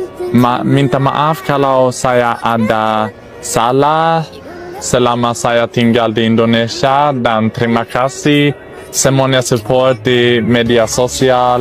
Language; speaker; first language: Indonesian; non-native, fluent; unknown